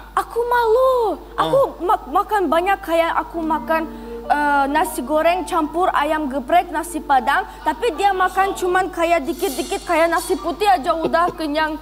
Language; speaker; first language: Indonesian; non-native, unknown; German